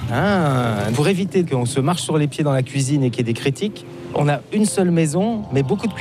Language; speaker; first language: French; native; French